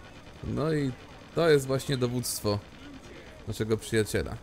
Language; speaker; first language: Polish; native; Polish